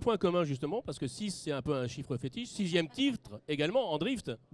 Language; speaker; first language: French; native; French